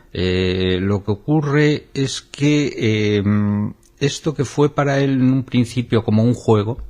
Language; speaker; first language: Spanish; native; Spanish